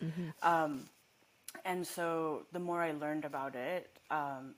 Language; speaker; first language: English; non-native, local second language; Nepali